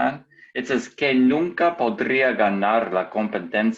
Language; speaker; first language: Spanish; non-native, learner; English